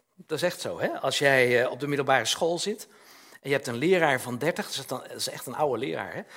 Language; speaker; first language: Dutch; native; Dutch